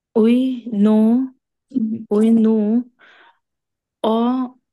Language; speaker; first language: French; non-native, learner; Bangla